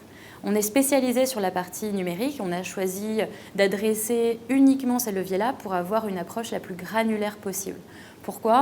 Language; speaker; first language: French; native; French